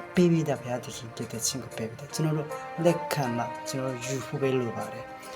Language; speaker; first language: Burmese; non-native, local second language; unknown